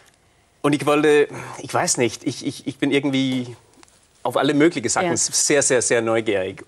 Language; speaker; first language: German; non-native, fluent; Danish